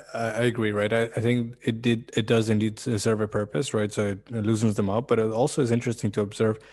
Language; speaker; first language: English; early bilingual, other home language; Russian